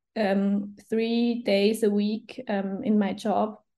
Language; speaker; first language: English; non-native, fluent; Swiss German